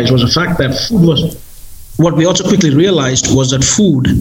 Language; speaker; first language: English; non-native, local second language; Tamil